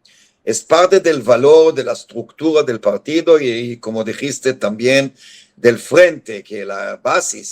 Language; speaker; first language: Spanish; non-native, fluent; Hebrew